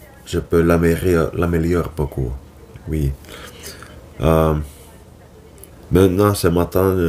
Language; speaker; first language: French; non-native, learner; Finnish